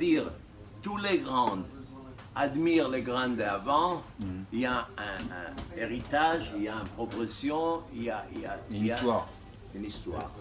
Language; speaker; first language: French; non-native, fluent; Hebrew